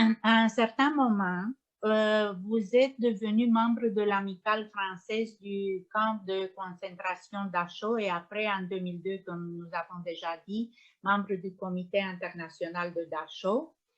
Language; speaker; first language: French; non-native, learner; Romanian